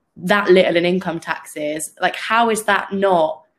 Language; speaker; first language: English; native; English